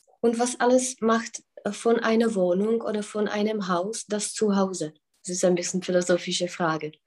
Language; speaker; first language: German; non-native, fluent; Czech